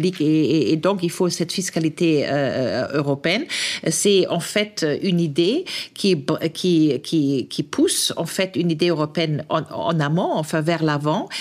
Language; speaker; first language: French; non-native, fluent; German